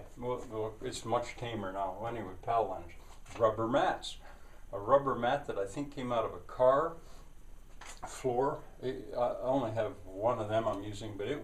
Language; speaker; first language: English; native; English